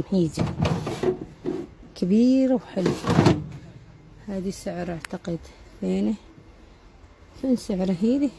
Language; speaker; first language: Arabic; native; Arabic